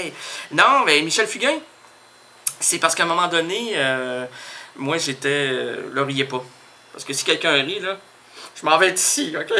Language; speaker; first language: French; native; French